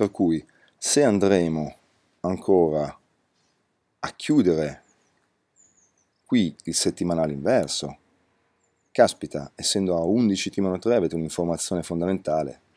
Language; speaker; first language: Italian; native; Italian